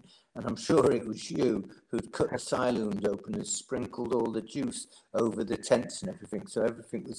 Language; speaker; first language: English; native; English